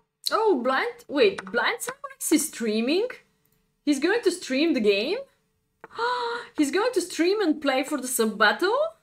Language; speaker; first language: English; non-native, fluent; Bulgarian